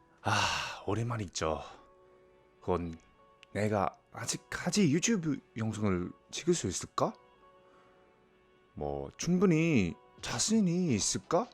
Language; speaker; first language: Korean; non-native, fluent; English